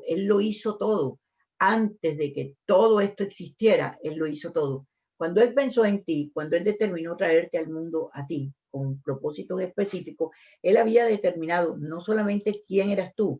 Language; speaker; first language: Spanish; native; Spanish